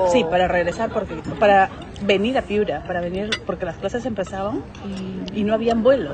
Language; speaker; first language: Spanish; native; Spanish